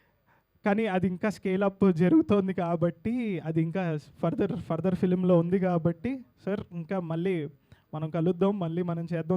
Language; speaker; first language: Telugu; native; Telugu